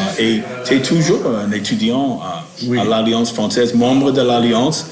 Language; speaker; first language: French; non-native, fluent; English